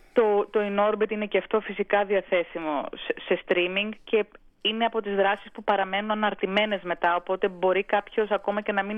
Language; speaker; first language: Greek; native; Greek